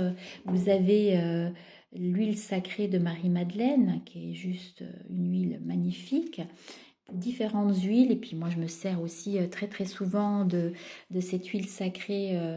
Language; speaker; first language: French; native; French